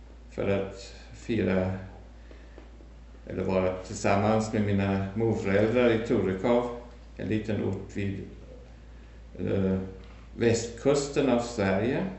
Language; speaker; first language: Swedish; early bilingual, heritage; German